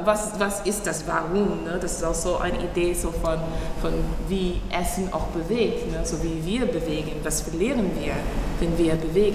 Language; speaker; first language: German; non-native, fluent; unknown